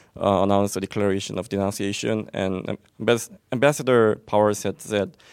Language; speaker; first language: English; non-native, fluent; Korean